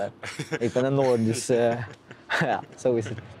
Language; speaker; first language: Dutch; non-native, fluent; Norwegian